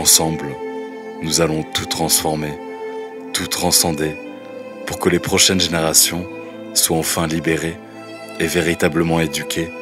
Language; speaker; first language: French; native; French